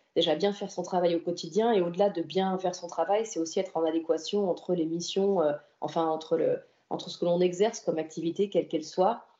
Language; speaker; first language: French; native; French